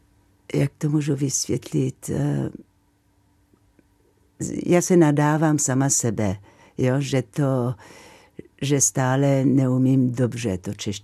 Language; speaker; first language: Czech; non-native, fluent; French